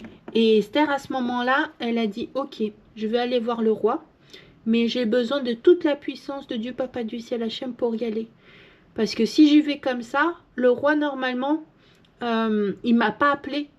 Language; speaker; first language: French; native; French